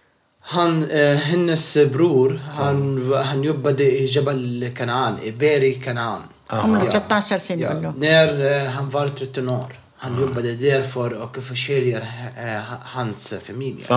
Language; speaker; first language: Swedish; non-native, local second language; Arabic